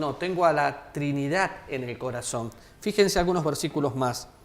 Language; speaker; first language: Spanish; native; Spanish